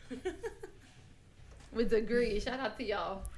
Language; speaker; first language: English; early bilingual, other home language; Spanish